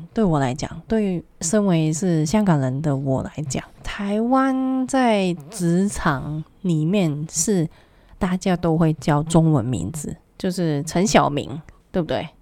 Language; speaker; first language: Chinese; non-native, local second language; Cantonese